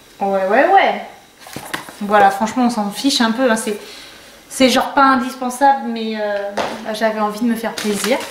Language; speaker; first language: French; native; French